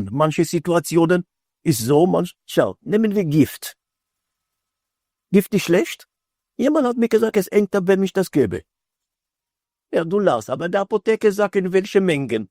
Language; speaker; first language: German; non-native, fluent; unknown